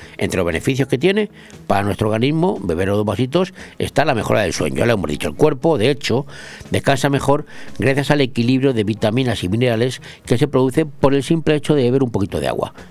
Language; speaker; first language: Spanish; native; Spanish